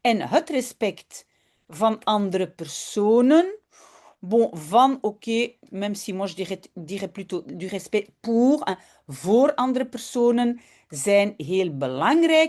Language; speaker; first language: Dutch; non-native, fluent; French